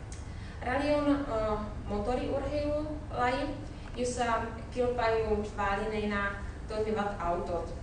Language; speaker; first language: Finnish; non-native, learner; Czech